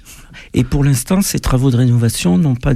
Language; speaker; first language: French; native; French